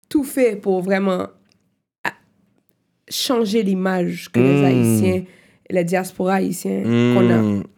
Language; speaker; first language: French; non-native, local second language; Haitian Creole